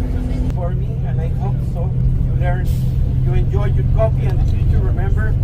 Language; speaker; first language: English; non-native, learner; Spanish